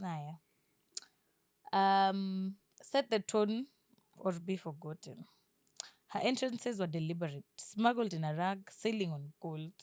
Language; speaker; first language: English; non-native, local second language; Swahili